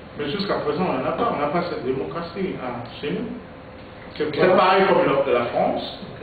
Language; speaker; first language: French; non-native, local second language; Lingala